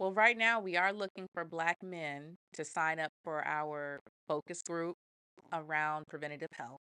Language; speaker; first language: English; native; English